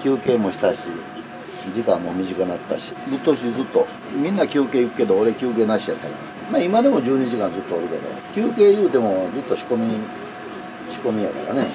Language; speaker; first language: Japanese; native; Japanese